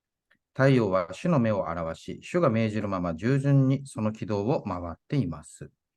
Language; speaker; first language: Japanese; native; Japanese